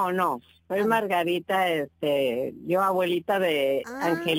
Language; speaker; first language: Spanish; native; Spanish